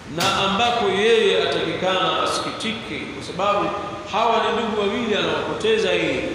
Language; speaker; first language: Swahili; native; Swahili